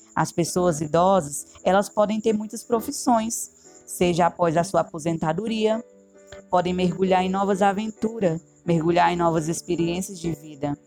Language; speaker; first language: Portuguese; native; Portuguese